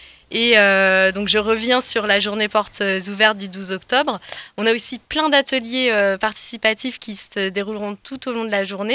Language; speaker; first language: French; native; French